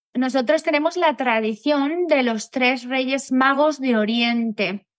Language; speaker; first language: Spanish; native; Spanish